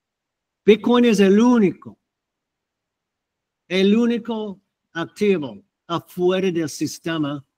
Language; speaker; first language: Spanish; non-native, fluent; English